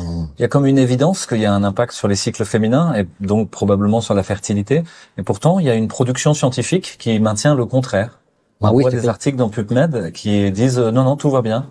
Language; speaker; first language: French; native; French